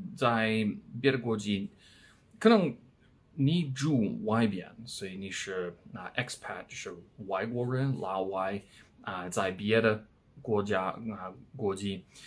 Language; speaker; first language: Chinese; non-native, learner; English